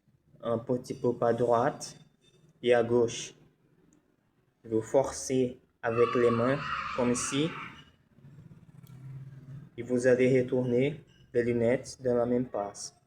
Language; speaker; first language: French; non-native, learner; Portuguese